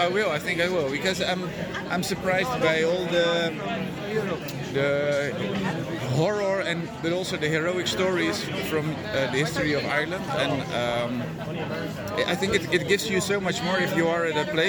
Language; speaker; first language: English; non-native, fluent; Dutch